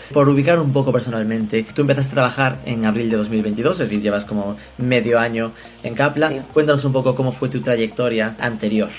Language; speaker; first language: Spanish; native; Spanish